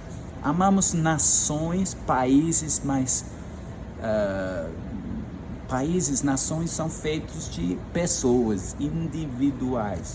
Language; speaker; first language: Portuguese; non-native, fluent; English